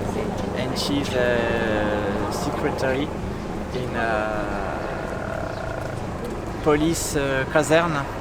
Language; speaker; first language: English; non-native, learner; French